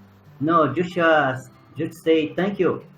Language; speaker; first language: English; non-native, learner; Portuguese